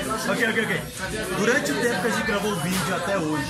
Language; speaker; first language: Portuguese; native; Portuguese